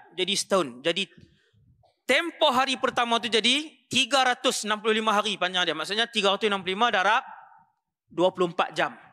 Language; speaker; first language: Malay; native; Malay